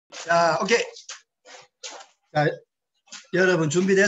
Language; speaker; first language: Korean; native; Korean